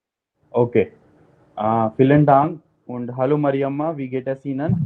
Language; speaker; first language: German; non-native, fluent; Hindi